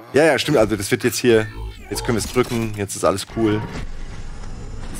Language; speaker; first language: German; native; German